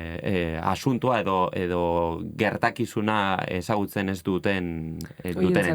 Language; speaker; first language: Basque; native; Basque